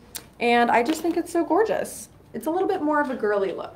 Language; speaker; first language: English; native; English